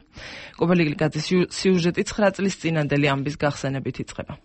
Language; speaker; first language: Georgian; native; Georgian